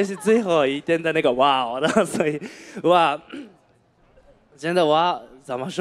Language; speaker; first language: Chinese; non-native, learner; Japanese